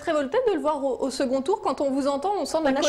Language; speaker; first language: French; native; French